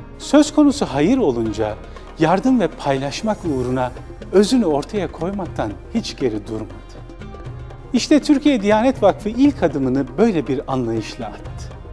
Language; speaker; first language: Turkish; native; Turkish